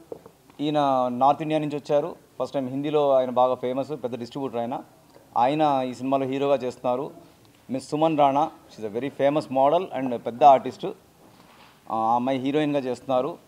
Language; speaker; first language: Telugu; native; Telugu